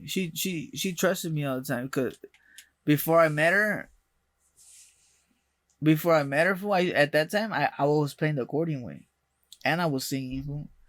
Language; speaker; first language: English; early bilingual, other home language; Spanish